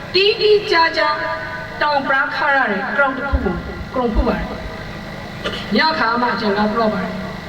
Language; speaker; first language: Burmese; native; Burmese